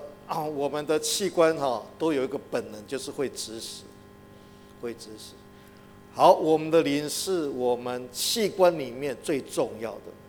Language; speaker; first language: Chinese; native; Chinese